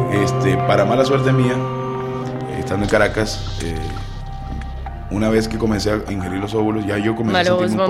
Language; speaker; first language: Spanish; native; Spanish